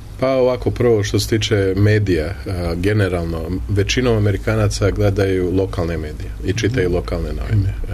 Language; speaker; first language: Serbian; early bilingual, heritage; Serbian